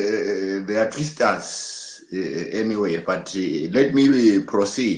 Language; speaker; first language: English; non-native, local second language; North Ndebele